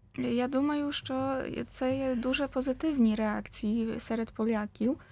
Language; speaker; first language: Ukrainian; non-native, fluent; Polish